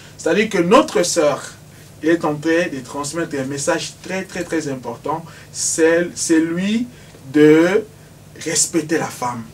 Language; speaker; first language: French; non-native, local second language; Lingala